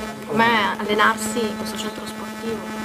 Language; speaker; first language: Italian; native; Italian